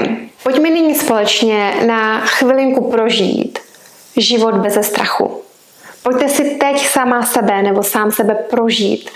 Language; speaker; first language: Czech; native; Czech